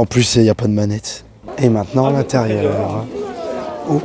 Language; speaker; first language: French; native; French